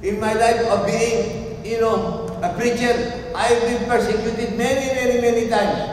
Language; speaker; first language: English; non-native, local second language; Filipino